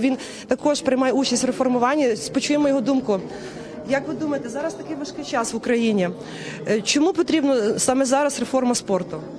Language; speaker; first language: Ukrainian; native; Ukrainian